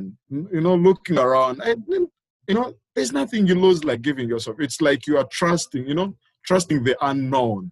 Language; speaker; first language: English; non-native, local second language; Ganda